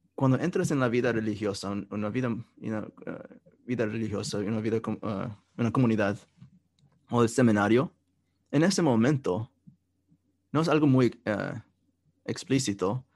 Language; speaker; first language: Spanish; non-native, fluent; English